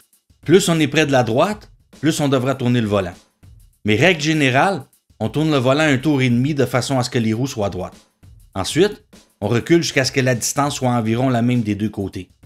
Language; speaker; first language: French; native; French